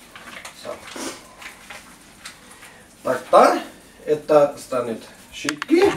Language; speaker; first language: Russian; non-native, learner; German